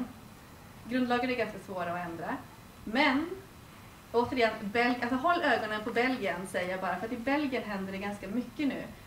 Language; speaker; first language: Swedish; native; Swedish